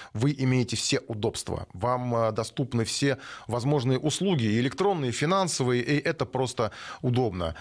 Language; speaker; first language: Russian; native; Russian